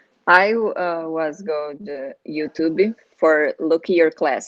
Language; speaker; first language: English; non-native, learner; Portuguese